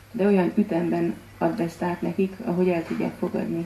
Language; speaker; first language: Hungarian; native; Hungarian